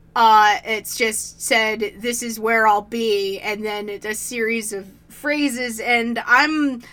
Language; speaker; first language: English; native; English